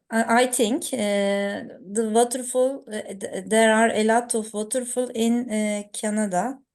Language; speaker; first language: English; non-native, learner; Turkish